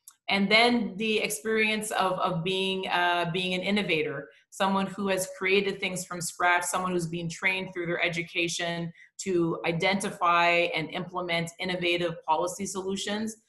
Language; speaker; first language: English; native; English